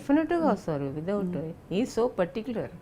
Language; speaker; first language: Telugu; non-native, local second language; Tamil